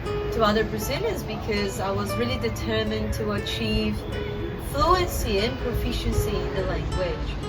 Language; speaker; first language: English; non-native, fluent; Portuguese